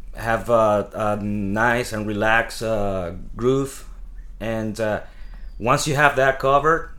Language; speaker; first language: English; non-native, fluent; Spanish